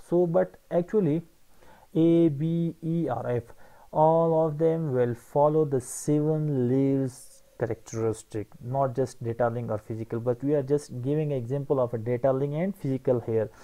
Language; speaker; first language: English; non-native, fluent; Persian